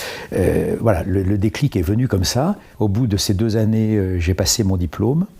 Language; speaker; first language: French; native; French